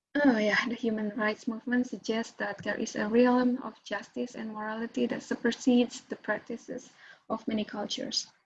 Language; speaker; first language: English; non-native, fluent; Indonesian